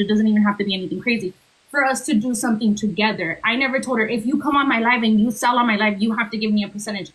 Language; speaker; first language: English; early bilingual, other home language; Spanish